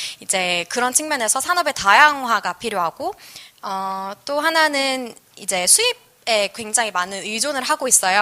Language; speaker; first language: Korean; native; Korean